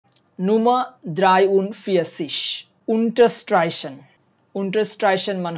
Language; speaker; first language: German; non-native, learner; Bangla